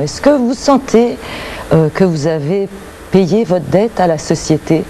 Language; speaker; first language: French; native; French